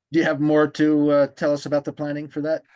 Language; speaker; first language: English; native; English